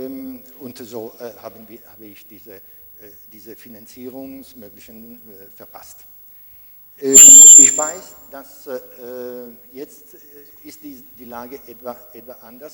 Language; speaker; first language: German; non-native, fluent; Italian